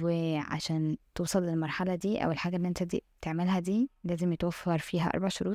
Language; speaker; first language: Arabic; native; Arabic